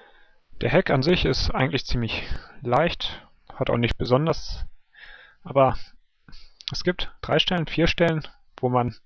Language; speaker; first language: German; native; German